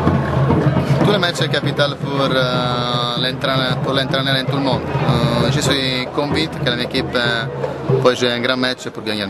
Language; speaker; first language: French; non-native, fluent; Italian